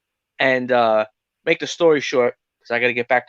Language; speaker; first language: English; native; English